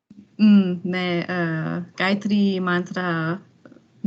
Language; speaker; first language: Hindi; non-native, learner; German